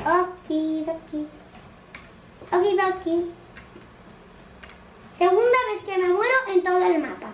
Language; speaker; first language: Spanish; native; Spanish